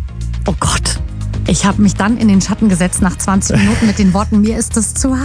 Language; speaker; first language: German; native; German